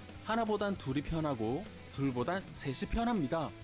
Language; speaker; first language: Korean; native; Korean